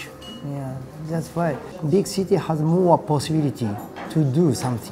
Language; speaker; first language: English; non-native, learner; Japanese